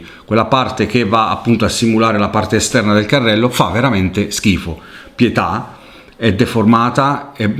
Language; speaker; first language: Italian; native; Italian